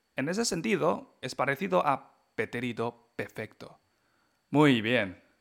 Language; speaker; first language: Spanish; non-native, fluent; Chinese